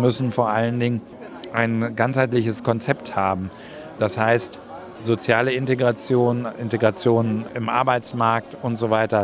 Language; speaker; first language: German; native; German